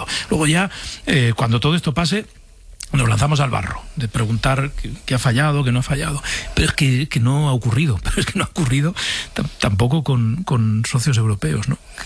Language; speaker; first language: Spanish; native; Spanish